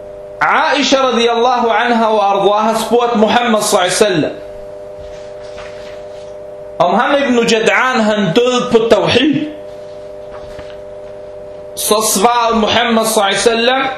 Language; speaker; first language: Danish; early bilingual, heritage; Danish